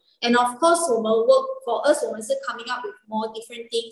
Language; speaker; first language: English; non-native, local second language; Chinese